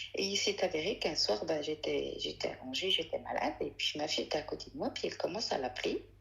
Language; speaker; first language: French; early bilingual, other home language; Arabic